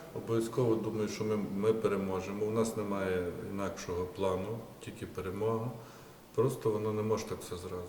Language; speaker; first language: Ukrainian; native; Ukrainian